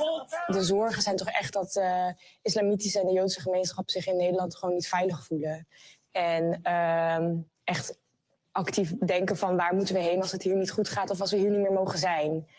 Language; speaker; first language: Dutch; native; Dutch